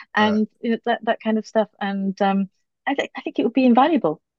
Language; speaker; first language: English; native; English